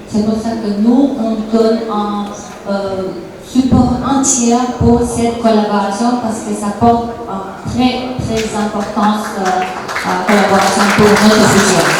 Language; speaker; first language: French; non-native, learner; Indonesian